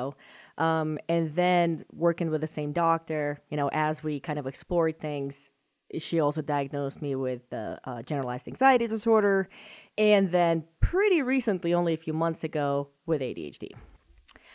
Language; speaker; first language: English; non-native, fluent; Russian